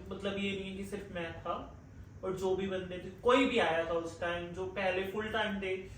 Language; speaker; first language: Hindi; non-native, local second language; Punjabi